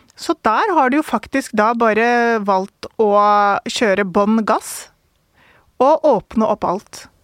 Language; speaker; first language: Norwegian; early bilingual, other home language; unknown